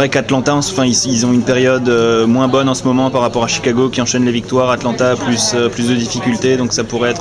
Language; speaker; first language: French; native; French